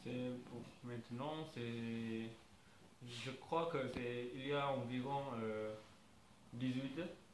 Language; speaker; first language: French; non-native, learner; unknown